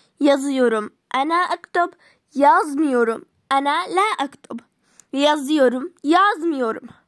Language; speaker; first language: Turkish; non-native, fluent; Arabic